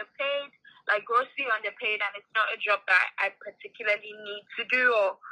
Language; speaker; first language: English; non-native, local second language; Yoruba